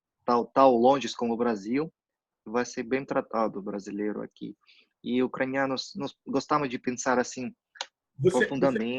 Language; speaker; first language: Portuguese; non-native, fluent; Russian